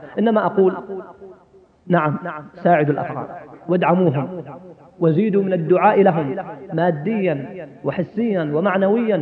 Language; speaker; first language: Arabic; native; Arabic